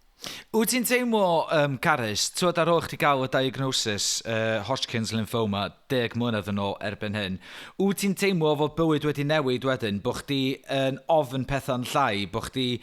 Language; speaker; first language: Welsh; native; Welsh